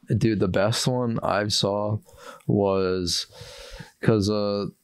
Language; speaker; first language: English; native; English